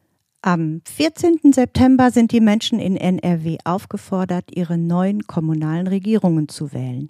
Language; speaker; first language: German; native; German